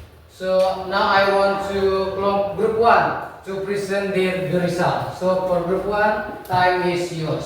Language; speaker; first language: English; non-native, learner; Indonesian